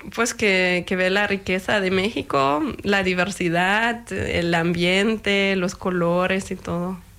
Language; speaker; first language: Spanish; non-native, fluent; German